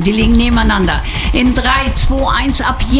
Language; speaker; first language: German; native; German